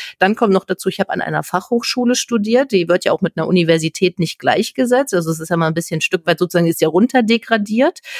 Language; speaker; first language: German; native; German